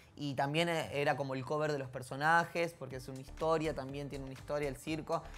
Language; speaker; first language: Spanish; native; Spanish